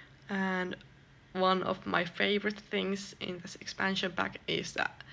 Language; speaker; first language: English; non-native, fluent; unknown